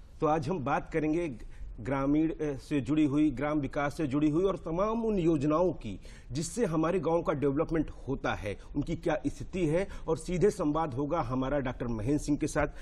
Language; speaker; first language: Hindi; native; Hindi